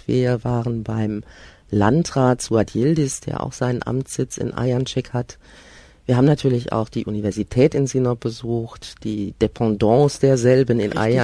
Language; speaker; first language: German; native; German